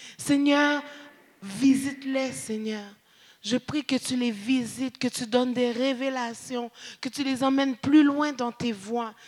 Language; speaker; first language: French; early bilingual, other home language; Haitian Creole